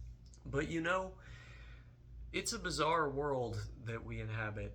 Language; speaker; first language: English; native; English